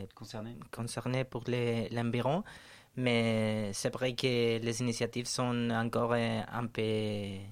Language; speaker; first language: French; non-native, fluent; Spanish